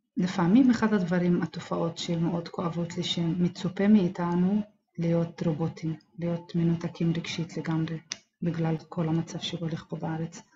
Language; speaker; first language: Hebrew; non-native, local second language; Arabic